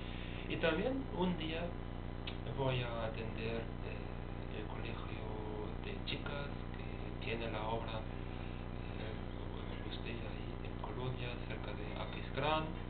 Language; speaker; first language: Spanish; non-native, fluent; German